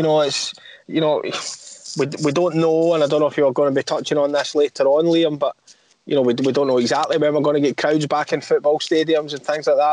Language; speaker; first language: English; native; English